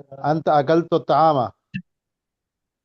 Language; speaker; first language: Arabic; non-native, learner; Urdu